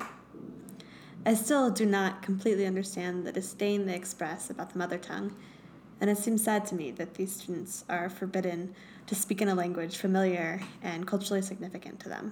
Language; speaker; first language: English; native; English